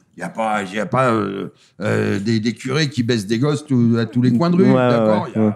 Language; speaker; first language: French; native; French